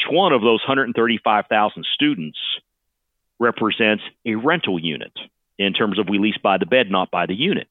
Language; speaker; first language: English; native; English